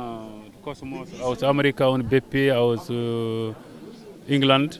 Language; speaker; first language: German; non-native, learner; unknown